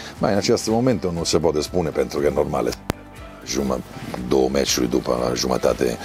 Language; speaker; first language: Romanian; non-native, learner; Italian